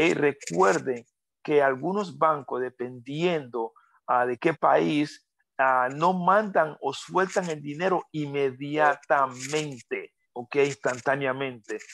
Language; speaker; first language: Spanish; native; Spanish